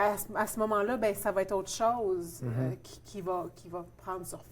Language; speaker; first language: French; native; French